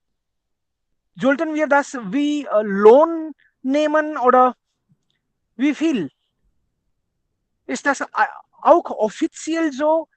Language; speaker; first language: German; non-native, fluent; Hindi